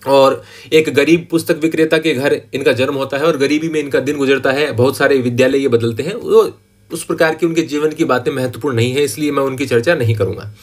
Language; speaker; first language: Hindi; native; Hindi